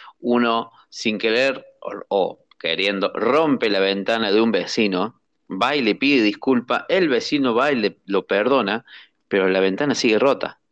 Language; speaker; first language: Spanish; native; Spanish